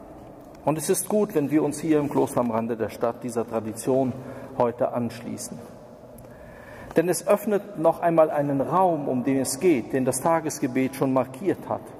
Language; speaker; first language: German; native; German